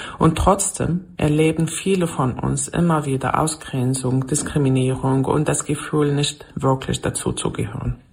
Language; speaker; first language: German; non-native, fluent; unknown